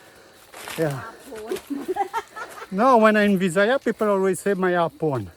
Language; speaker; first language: English; non-native, learner; French